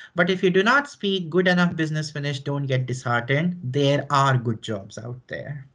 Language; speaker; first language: English; non-native, local second language; Hindi